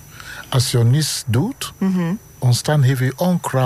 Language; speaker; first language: Dutch; non-native, fluent; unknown